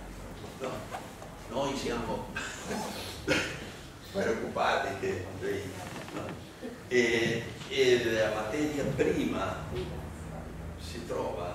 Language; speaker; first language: Italian; non-native, learner; Spanish